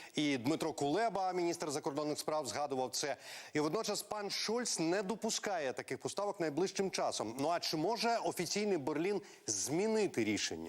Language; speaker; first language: Ukrainian; native; Ukrainian